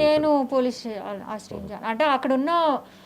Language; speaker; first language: Telugu; native; Telugu